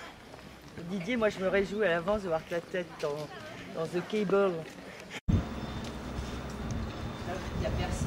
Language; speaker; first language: French; native; French